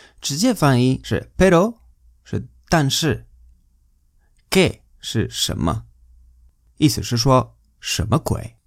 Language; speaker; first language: Chinese; non-native, fluent; Spanish